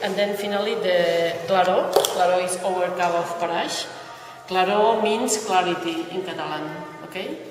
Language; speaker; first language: English; non-native, learner; Catalan